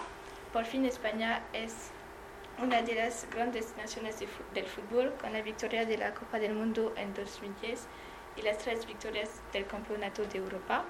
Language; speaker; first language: Spanish; non-native, learner; French